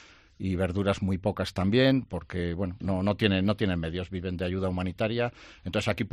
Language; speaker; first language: Spanish; native; Spanish